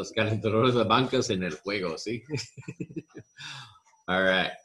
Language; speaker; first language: Spanish; non-native, learner; English